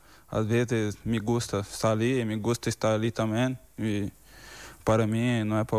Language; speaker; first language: Spanish; non-native, learner; Portuguese